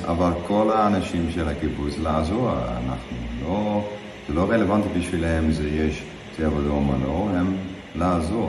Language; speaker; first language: Hebrew; non-native, learner; Dutch